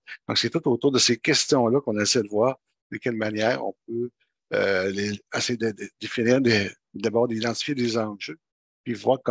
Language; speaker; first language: French; native; French